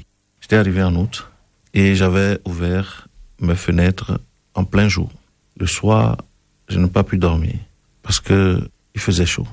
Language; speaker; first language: French; non-native, local second language; Ewe